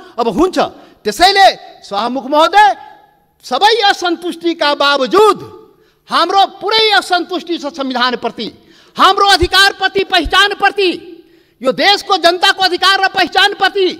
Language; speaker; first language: Nepali; non-native, local second language; Maithili